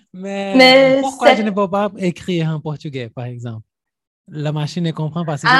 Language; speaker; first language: French; non-native, fluent; Portuguese